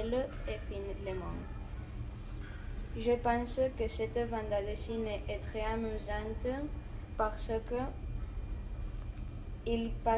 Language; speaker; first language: French; non-native, learner; Catalan